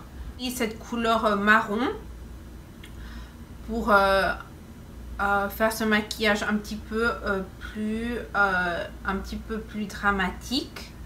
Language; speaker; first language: French; non-native, fluent; Spanish